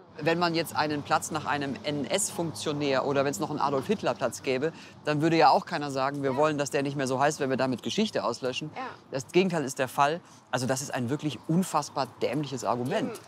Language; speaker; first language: German; native; German